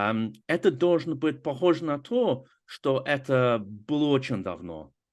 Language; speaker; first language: Russian; non-native, fluent; English